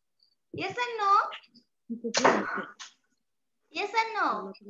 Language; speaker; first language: English; non-native, learner; Bangla